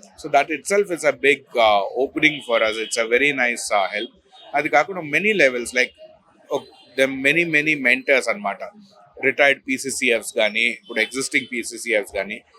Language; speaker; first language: English; non-native, local second language; Telugu